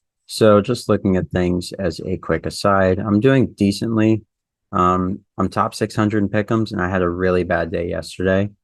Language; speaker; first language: English; native; English